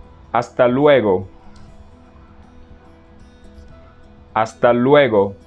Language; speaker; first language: Spanish; non-native, fluent; Wolof